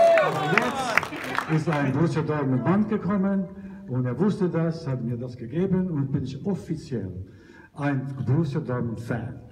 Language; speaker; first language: German; non-native, learner; Italian